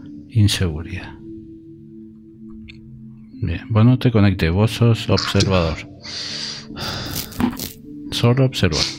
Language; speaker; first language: Spanish; native; Spanish